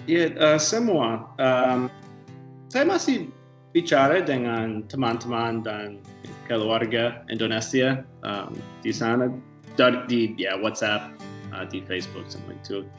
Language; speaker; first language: Indonesian; non-native, learner; English